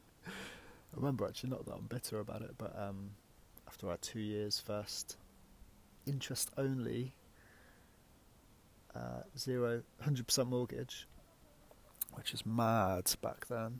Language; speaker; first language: English; native; English